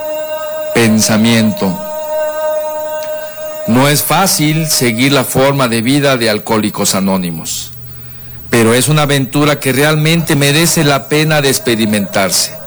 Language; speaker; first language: Spanish; native; Spanish